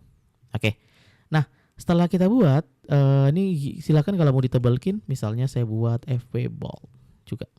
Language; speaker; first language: Indonesian; native; Indonesian